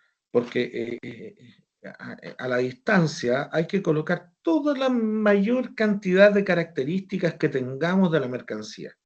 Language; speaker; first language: Spanish; native; Spanish